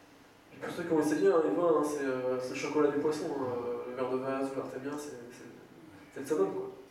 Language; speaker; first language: French; native; French